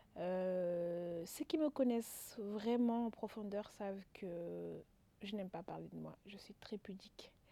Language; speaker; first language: French; non-native, local second language; Wolof